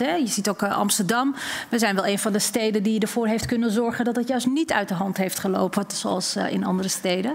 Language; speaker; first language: Dutch; native; Dutch